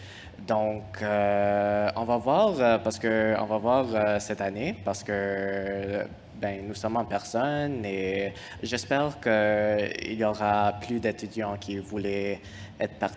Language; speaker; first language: French; non-native, fluent; English